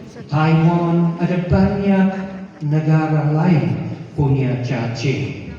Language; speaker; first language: Indonesian; non-native, fluent; English